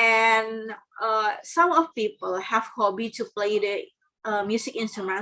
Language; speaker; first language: English; non-native, learner; Indonesian